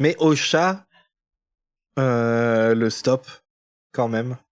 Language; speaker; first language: French; native; French